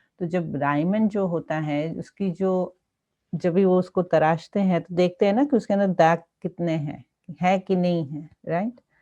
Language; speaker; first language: Hindi; non-native, local second language; Gujarati